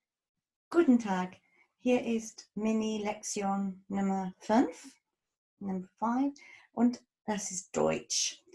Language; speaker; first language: German; non-native, fluent; English